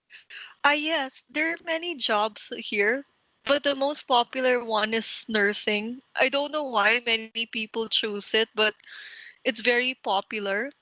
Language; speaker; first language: English; non-native, local second language; Filipino